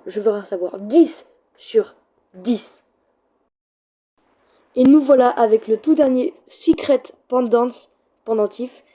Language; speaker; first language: French; native; French